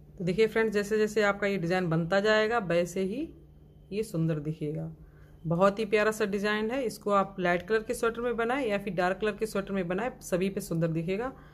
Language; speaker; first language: Hindi; native; Hindi